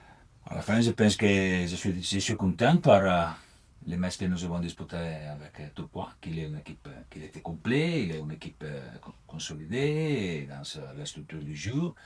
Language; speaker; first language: French; non-native, learner; Italian